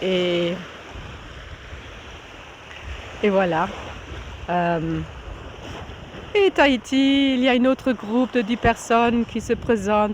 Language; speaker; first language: French; non-native, fluent; German